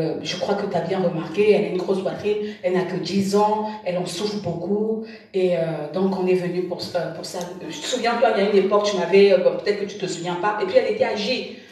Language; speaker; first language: French; non-native, local second language; Lingala